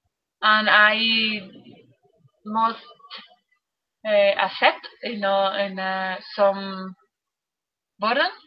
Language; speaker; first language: English; non-native, learner; Spanish